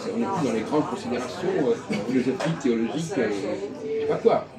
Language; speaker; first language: French; native; French